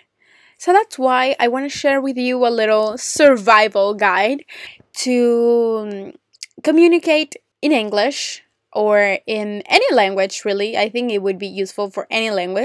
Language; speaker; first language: English; non-native, fluent; Spanish